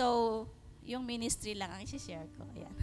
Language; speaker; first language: Filipino; native; Filipino